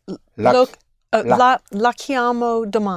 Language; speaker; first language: Italian; non-native, learner; English